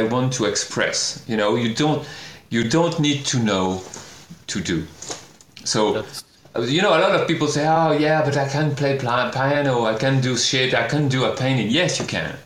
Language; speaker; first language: English; non-native, fluent; French